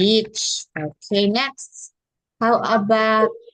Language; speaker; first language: English; non-native, local second language; Filipino